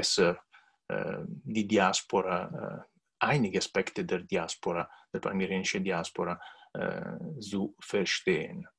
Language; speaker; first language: German; non-native, learner; Italian